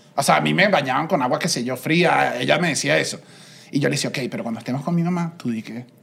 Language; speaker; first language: Spanish; native; Spanish